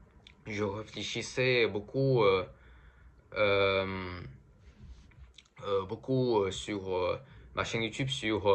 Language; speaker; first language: French; non-native, fluent; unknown